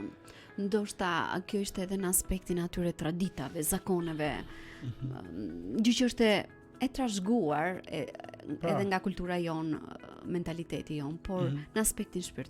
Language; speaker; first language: Albanian; native; Albanian